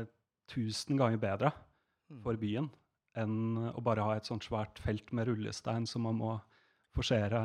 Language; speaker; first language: Norwegian; native; Norwegian